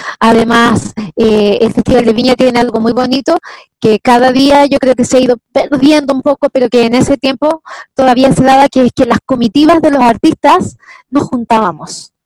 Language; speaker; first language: Spanish; native; Spanish